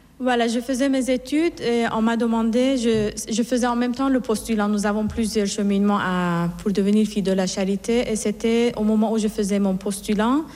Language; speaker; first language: French; non-native, fluent; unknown